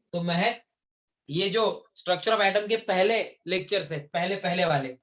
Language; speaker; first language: Hindi; non-native, local second language; Marathi